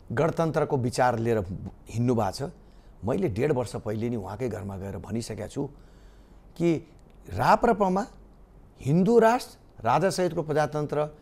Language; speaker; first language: Nepali; native; Nepali